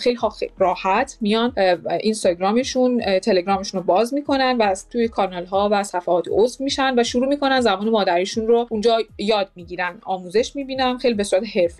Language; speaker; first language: Persian; native; Persian